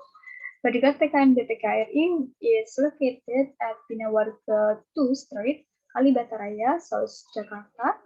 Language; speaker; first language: English; non-native, learner; Indonesian